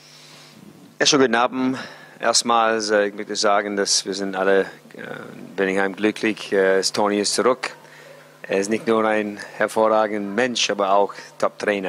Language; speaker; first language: German; non-native, fluent; English